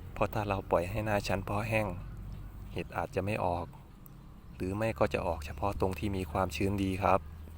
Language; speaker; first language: Thai; non-native, local second language; Northeastern Thai